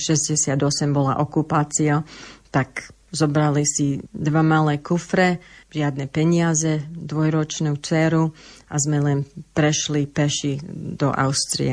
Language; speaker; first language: Slovak; early bilingual, heritage; English